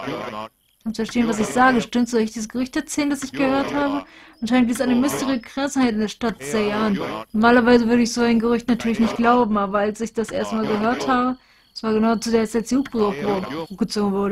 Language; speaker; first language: German; native; German